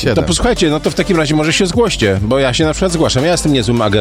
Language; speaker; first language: Polish; native; Polish